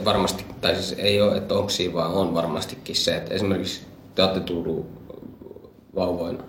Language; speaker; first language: Finnish; early bilingual, other home language; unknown